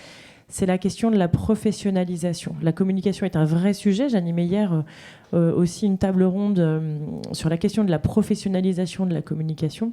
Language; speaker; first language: French; native; French